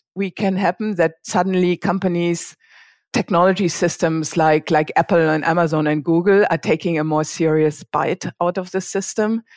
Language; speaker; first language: English; non-native, fluent; German